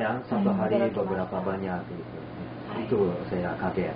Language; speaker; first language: Indonesian; non-native, learner; Japanese